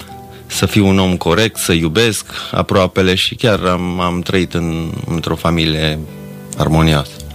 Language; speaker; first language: Romanian; native; Romanian